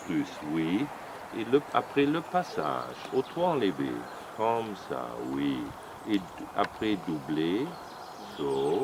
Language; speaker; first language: French; non-native, learner; German